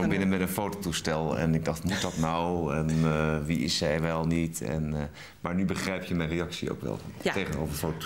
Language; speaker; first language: Dutch; native; Dutch